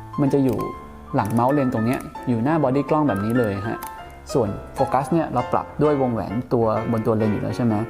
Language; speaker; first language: Thai; native; Thai